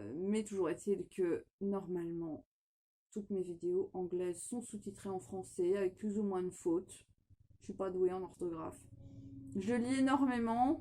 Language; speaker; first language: French; non-native, fluent; English